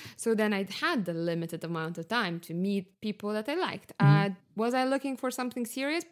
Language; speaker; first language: English; non-native, fluent; Lithuanian